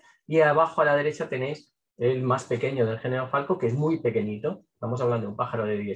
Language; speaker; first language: Spanish; native; Spanish